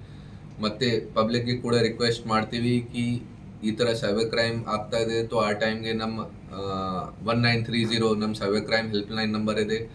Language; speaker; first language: Kannada; non-native, local second language; Hindi